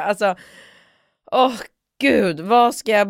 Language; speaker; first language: Swedish; native; Swedish